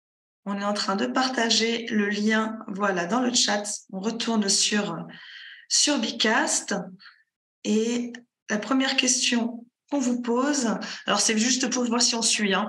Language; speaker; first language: French; native; French